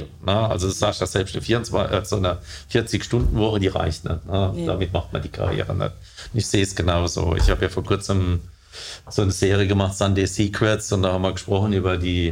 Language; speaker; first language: German; native; German